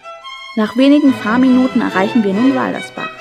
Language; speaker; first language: German; native; German